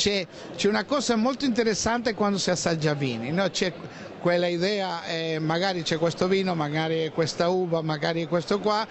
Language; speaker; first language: Italian; non-native, fluent; Spanish